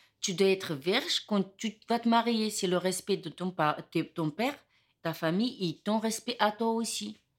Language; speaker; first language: French; non-native, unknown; Romany